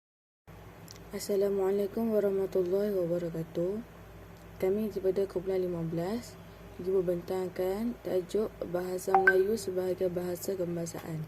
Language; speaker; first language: Malay; native; Malay